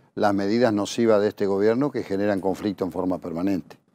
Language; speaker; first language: Spanish; native; Spanish